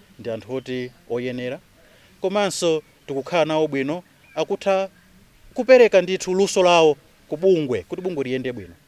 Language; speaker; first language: Nyanja; non-native, local second language; Tumbuka